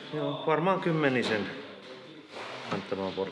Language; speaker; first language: Finnish; native; Finnish